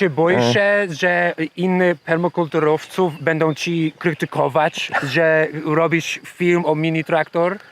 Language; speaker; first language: Polish; non-native, learner; English